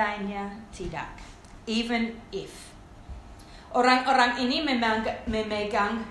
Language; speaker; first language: Indonesian; non-native, fluent; English